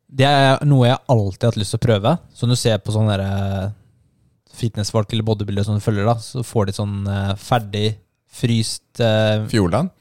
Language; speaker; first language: Norwegian; native; Norwegian